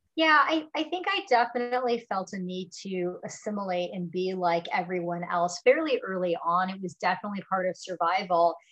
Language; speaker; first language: English; early bilingual, other home language; Hindi